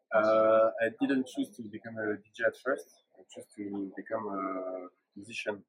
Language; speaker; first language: English; non-native, learner; French